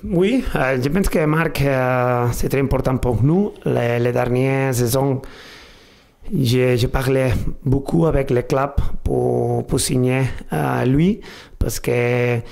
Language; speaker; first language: French; non-native, fluent; Spanish